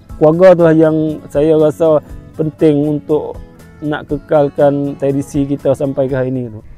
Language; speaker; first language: Malay; non-native, local second language; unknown